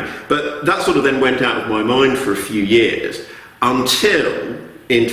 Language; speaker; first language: English; native; English